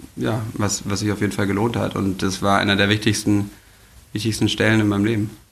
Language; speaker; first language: German; native; German